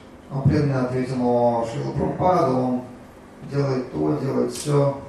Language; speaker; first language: Russian; native; Russian